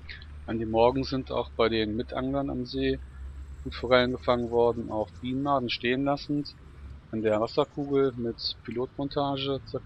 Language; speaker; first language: German; native; German